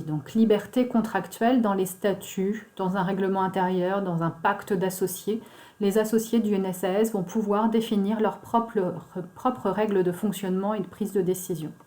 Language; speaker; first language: French; native; French